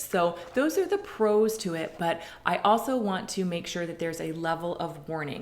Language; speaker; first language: English; native; English